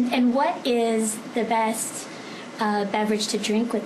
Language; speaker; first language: English; native; English